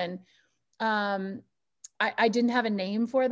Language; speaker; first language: English; native; English